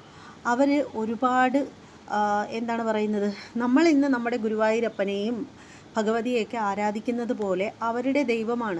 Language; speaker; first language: Malayalam; native; Malayalam